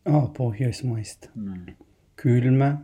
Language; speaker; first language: Finnish; non-native, learner; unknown